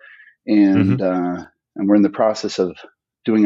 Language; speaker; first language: English; native; English